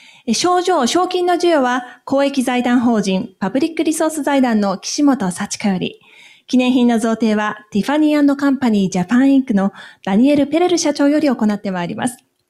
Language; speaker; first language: Japanese; native; Japanese